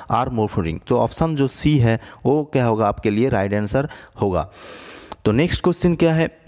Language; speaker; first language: Hindi; native; Hindi